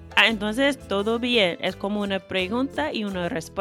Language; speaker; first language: Spanish; non-native, fluent; English